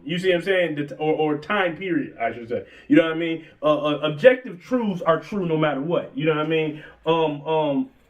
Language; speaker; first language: English; native; English